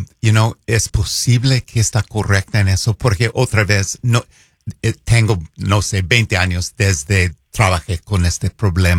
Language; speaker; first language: Spanish; non-native, fluent; English